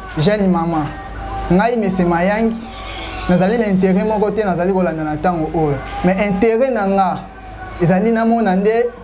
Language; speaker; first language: Lingala; non-native, local second language; Kongo